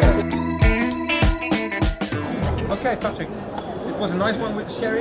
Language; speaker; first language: English; non-native, fluent; Dutch